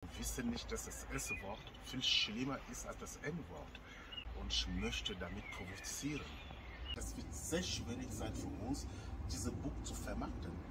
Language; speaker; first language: German; non-native, fluent; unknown